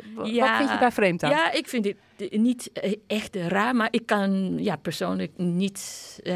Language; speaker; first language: Dutch; non-native, fluent; Japanese